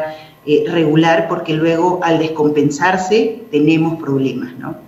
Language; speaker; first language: Spanish; native; Spanish